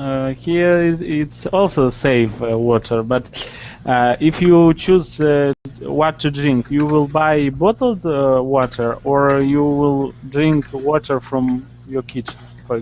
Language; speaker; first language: English; non-native, learner; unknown